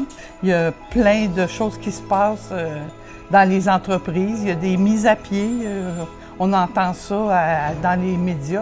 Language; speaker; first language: French; native; French